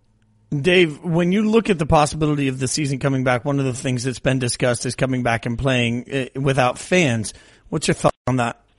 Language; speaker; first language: English; native; English